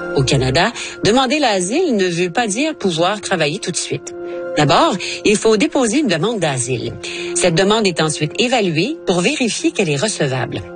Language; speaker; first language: French; native; French